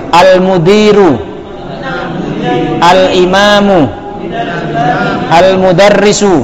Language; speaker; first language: Arabic; non-native, fluent; Indonesian